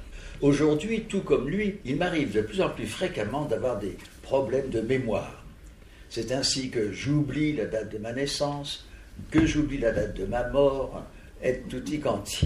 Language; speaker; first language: French; native; French